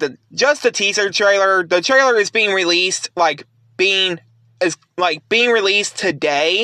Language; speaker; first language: English; native; English